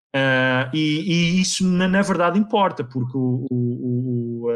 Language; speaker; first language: Portuguese; native; Portuguese